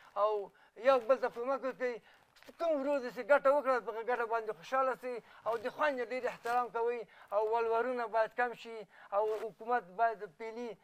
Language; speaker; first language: Pashto; native; Pashto